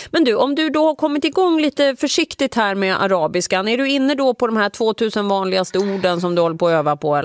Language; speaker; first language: Swedish; native; Swedish